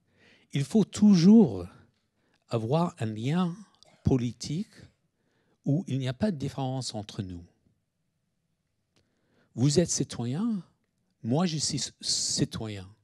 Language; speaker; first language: French; non-native, fluent; English